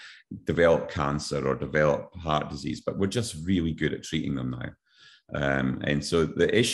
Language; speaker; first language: English; native; English